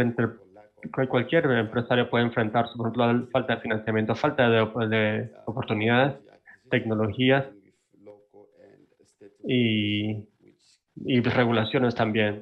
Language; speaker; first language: Spanish; non-native, fluent; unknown